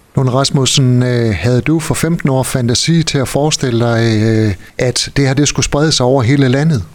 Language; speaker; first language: Danish; native; Danish